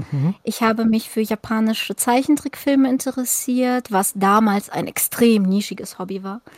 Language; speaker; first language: German; early bilingual, other home language; Russian